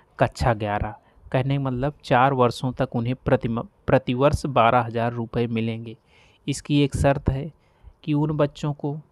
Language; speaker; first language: Hindi; native; Hindi